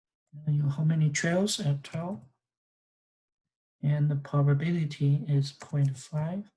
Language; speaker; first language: English; non-native, fluent; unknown